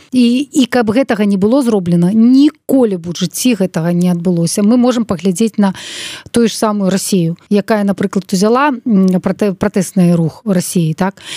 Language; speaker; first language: Belarusian; non-native, local second language; Russian